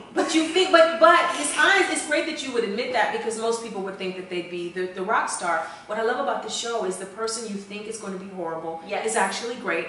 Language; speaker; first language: English; native; English